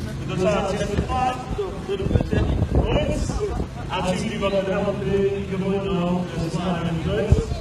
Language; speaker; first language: Welsh; native; Welsh